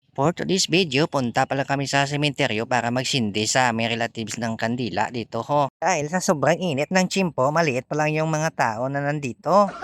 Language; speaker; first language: Filipino; non-native, local second language; Hiligaynon